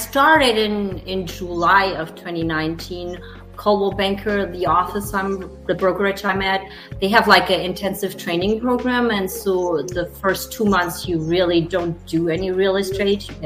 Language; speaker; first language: English; non-native, fluent; German